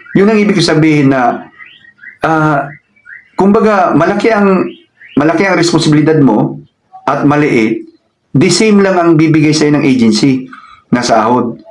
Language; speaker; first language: Filipino; native; Filipino